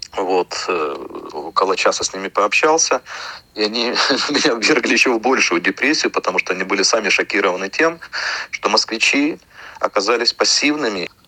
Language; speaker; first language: Russian; native; Russian